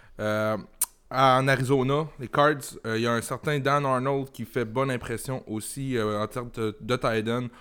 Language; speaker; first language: French; native; French